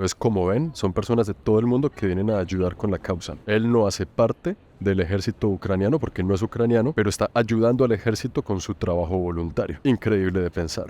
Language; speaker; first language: Spanish; native; Spanish